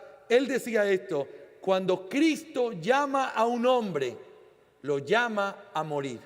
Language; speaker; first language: Spanish; native; Spanish